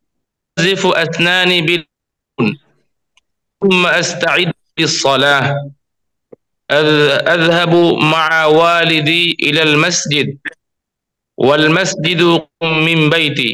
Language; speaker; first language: Arabic; non-native, learner; Bangla